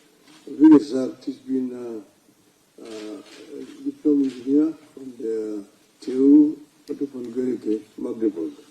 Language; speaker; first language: German; non-native, fluent; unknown